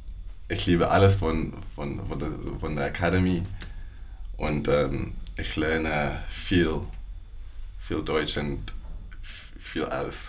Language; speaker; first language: German; non-native, learner; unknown